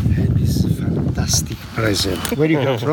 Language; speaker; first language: English; non-native, learner; Italian